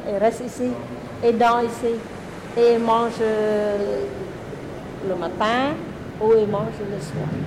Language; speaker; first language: French; non-native, learner; Khmer